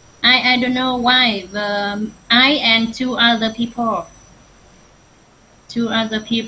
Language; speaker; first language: English; non-native, learner; Vietnamese